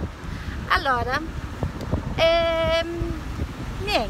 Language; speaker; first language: Italian; non-native, learner; Portuguese